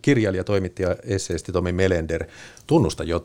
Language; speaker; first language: Finnish; native; Finnish